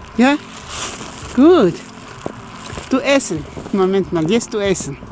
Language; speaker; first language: German; non-native, learner; Turkish